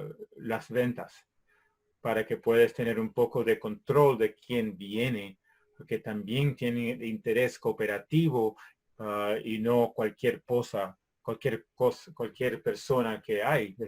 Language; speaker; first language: Spanish; non-native, fluent; English